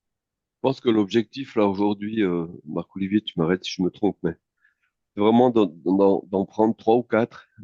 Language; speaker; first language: French; native; French